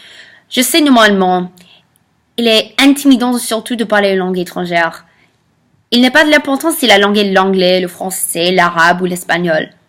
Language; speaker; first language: French; non-native, fluent; English